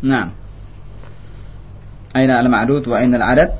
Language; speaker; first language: Arabic; non-native, fluent; Indonesian